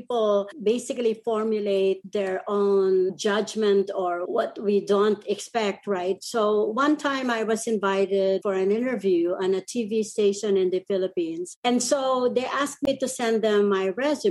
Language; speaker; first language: English; non-native, local second language; Pampanga